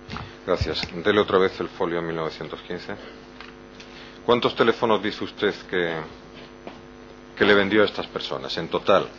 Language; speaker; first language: Spanish; native; Spanish